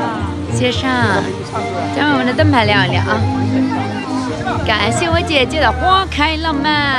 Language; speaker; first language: Chinese; native; Chinese